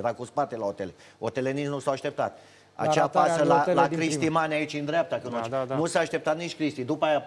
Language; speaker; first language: Romanian; native; Romanian